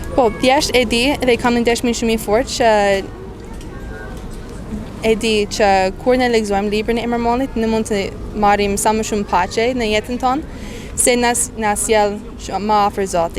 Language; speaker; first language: Albanian; non-native, fluent; English